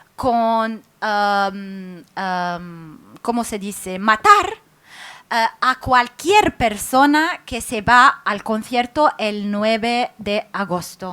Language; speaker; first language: Spanish; non-native, fluent; Arabic